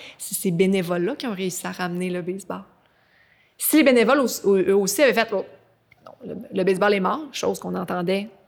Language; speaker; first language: French; native; French